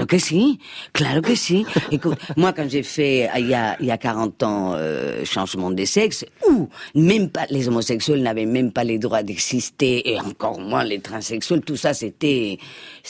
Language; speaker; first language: French; non-native, fluent; Spanish